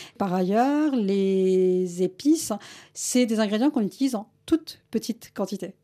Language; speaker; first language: French; early bilingual, other home language; Malayalam